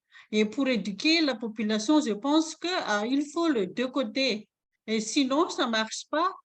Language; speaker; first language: French; non-native, local second language; Malagasy